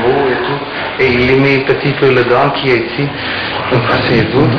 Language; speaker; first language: French; non-native, learner; Turkish